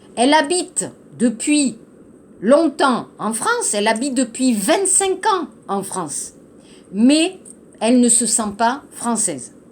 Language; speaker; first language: French; native; French